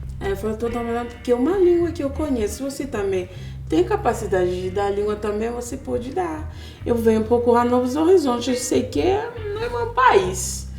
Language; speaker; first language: Portuguese; non-native, fluent; Swahili